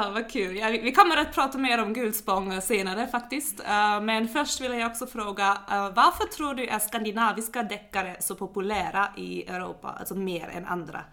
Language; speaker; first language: Swedish; non-native, fluent; German